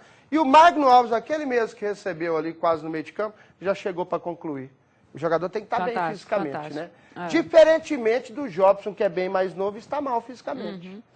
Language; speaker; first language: Portuguese; native; Portuguese